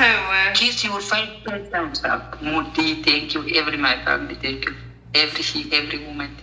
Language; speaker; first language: English; non-native, learner; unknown